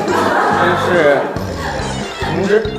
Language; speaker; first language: Chinese; native; Chinese